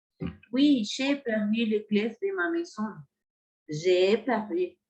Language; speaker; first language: French; non-native, fluent; Spanish